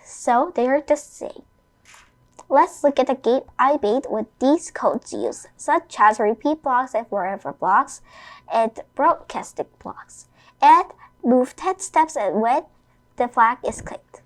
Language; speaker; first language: English; non-native, fluent; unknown